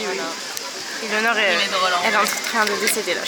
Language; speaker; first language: French; native; French